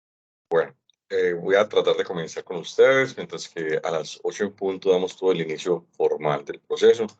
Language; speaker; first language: Spanish; native; Spanish